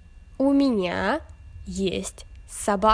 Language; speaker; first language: Russian; non-native, learner; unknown